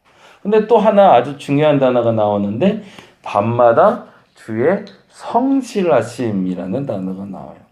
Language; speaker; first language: Korean; native; Korean